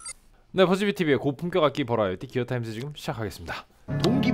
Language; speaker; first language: Korean; native; Korean